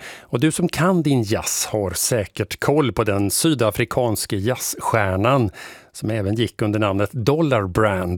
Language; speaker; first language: Swedish; native; Swedish